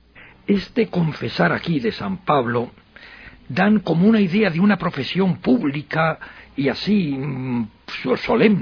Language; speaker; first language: Spanish; native; Spanish